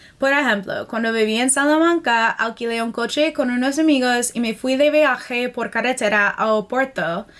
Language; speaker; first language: Spanish; non-native, fluent; English